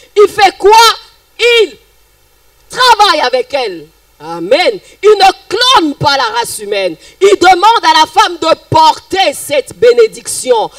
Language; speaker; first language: French; non-native, local second language; Lingala